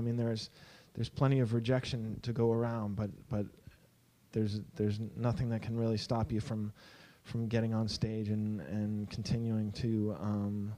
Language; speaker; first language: English; native; English